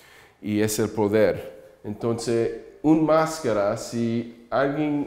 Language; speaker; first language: Spanish; early bilingual, heritage; English